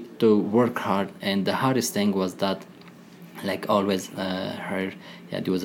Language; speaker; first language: English; non-native, learner; Persian